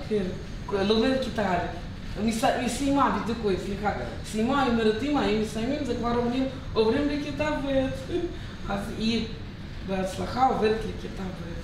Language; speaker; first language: Hebrew; non-native, fluent; Russian